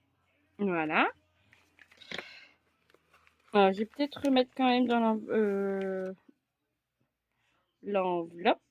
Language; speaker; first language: French; native; French